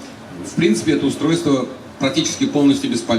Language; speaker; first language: Russian; native; Russian